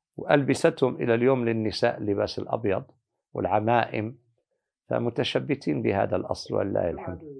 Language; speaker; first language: Arabic; native; Arabic